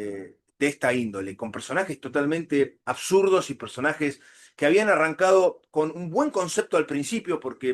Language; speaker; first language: Spanish; native; Spanish